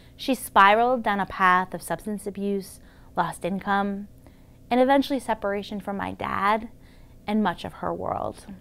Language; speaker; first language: English; native; English